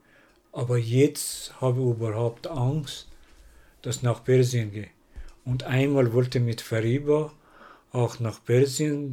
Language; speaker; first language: German; non-native, learner; Persian